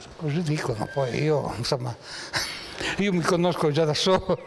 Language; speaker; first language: Italian; native; Italian